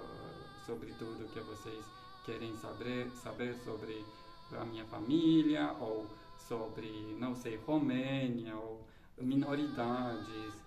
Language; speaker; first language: Portuguese; non-native, fluent; Romanian